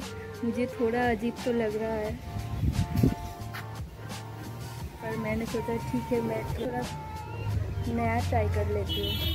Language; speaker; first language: Hindi; non-native, local second language; Bangla